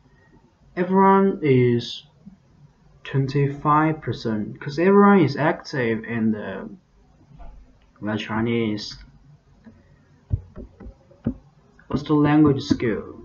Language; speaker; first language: English; non-native, learner; Chinese